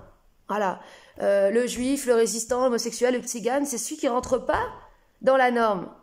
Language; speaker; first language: French; native; French